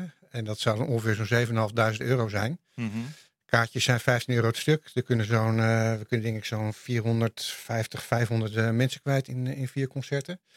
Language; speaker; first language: Dutch; native; Dutch